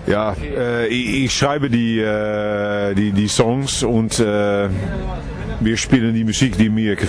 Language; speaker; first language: German; non-native, fluent; Dutch